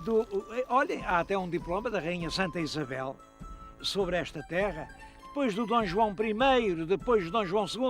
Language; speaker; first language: Portuguese; native; Portuguese